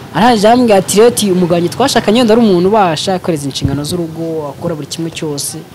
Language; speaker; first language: Kinyarwanda; native; Kinyarwanda